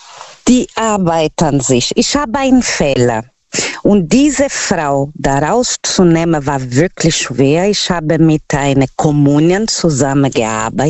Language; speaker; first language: German; non-native, learner; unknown